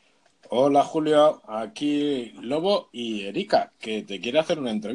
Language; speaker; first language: Spanish; native; Spanish